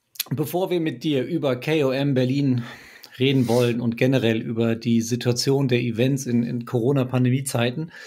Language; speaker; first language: German; native; German